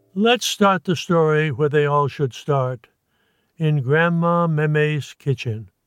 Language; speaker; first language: English; native; English